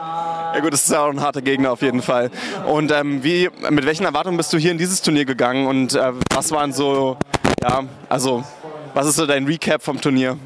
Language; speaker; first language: German; native; German